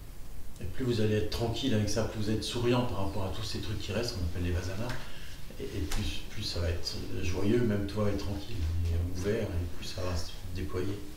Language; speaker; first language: French; native; French